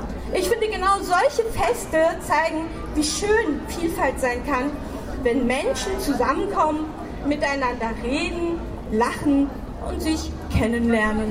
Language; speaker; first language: German; early bilingual, other home language; Turkish